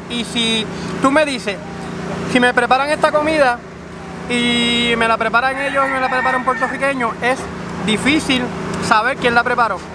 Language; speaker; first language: Spanish; native; Spanish